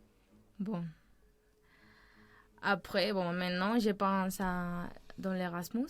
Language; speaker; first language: French; non-native, fluent; Spanish